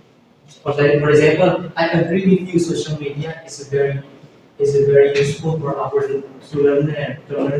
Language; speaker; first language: English; non-native, learner; Indonesian